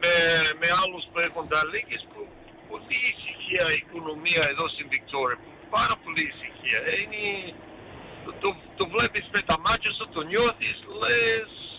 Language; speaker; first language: Greek; early bilingual, heritage; Greek